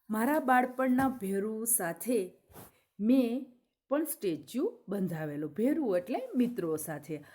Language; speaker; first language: Gujarati; native; Gujarati